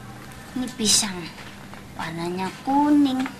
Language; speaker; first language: Indonesian; native; Indonesian